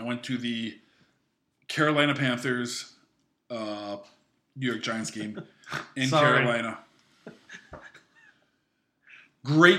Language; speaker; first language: English; native; English